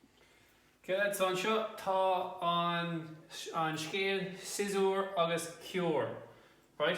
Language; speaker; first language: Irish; non-native, local second language; English